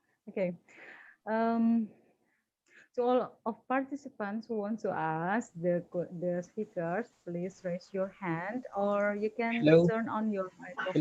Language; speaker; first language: English; non-native, fluent; Indonesian